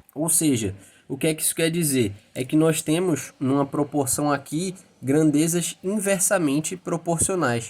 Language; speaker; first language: Portuguese; native; Portuguese